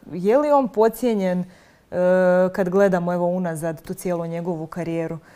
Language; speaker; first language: Croatian; native; Croatian